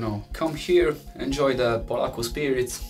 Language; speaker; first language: English; non-native, fluent; Italian